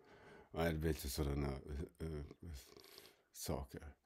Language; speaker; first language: Swedish; non-native, fluent; German